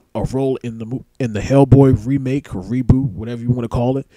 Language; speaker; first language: English; native; English